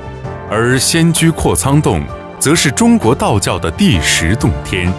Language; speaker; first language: Chinese; native; Chinese